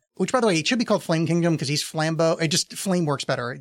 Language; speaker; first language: English; native; English